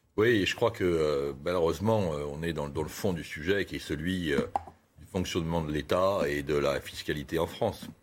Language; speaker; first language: French; native; French